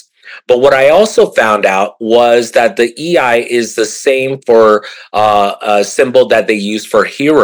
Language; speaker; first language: English; early bilingual, other home language; Japanese